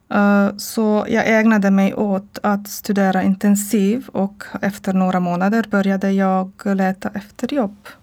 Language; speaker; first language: Swedish; non-native, learner; Croatian